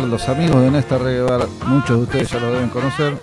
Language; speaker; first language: Spanish; native; Spanish